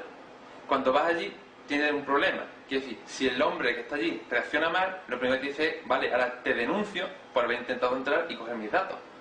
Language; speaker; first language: Spanish; native; Spanish